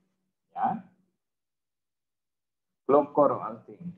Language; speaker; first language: Swedish; non-native, fluent; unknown